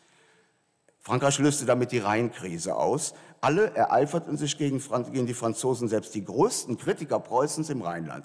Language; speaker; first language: German; native; German